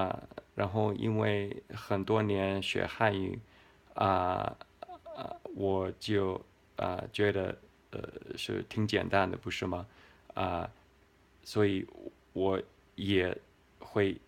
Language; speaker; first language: Chinese; non-native, fluent; English